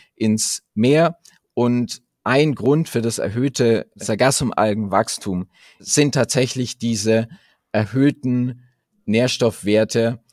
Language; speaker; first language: German; native; German